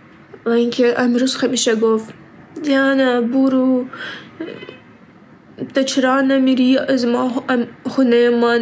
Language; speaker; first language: Persian; early bilingual, heritage; Persian